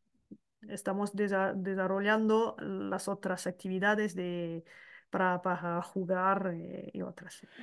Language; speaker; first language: Spanish; non-native, learner; French